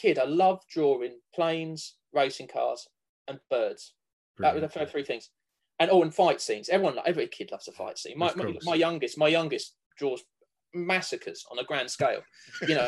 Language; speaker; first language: English; native; English